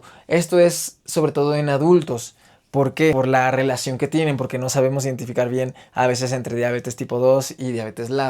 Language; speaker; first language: Spanish; native; Spanish